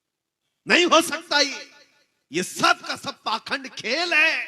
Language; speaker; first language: Hindi; native; Hindi